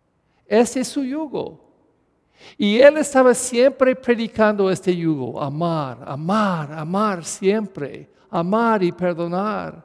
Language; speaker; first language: Spanish; non-native, fluent; English